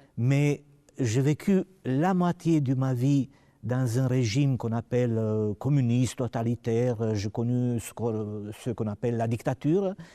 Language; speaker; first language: French; non-native, fluent; Romanian